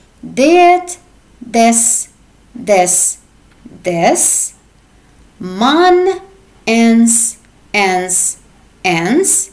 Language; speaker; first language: Swedish; non-native, fluent; Arabic